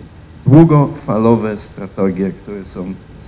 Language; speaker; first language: Polish; non-native, fluent; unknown